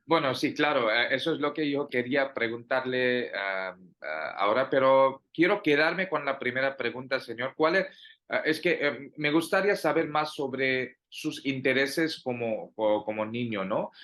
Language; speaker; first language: Spanish; non-native, fluent; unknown